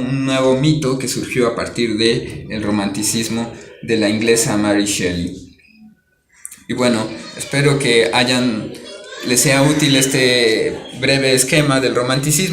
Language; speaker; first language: Spanish; native; Spanish